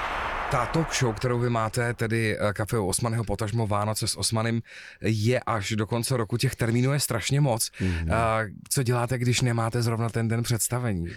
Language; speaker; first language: Czech; native; Czech